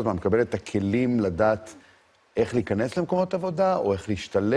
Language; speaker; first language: Hebrew; native; Hebrew